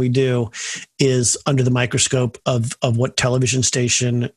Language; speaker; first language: English; native; English